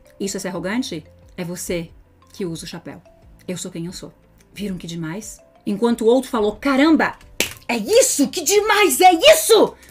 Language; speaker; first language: Portuguese; native; Portuguese